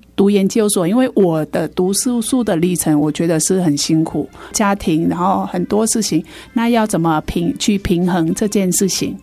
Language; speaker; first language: Chinese; non-native, fluent; Vietnamese